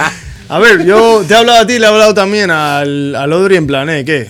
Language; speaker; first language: Spanish; native; Spanish